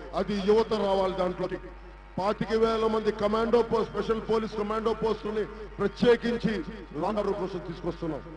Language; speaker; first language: Telugu; native; Telugu